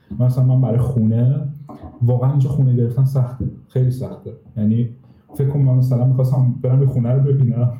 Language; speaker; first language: Persian; native; Persian